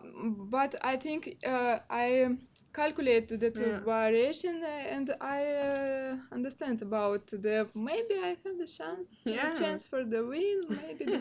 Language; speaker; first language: English; non-native, learner; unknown